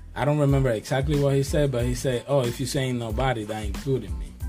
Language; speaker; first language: English; non-native, fluent; Spanish